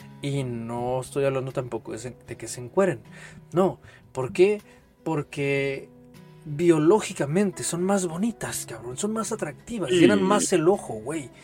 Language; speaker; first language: Spanish; native; Spanish